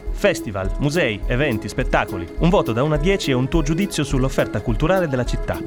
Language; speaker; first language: Italian; native; Italian